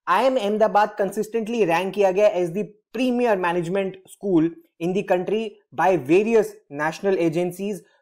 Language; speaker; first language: Hindi; native; Hindi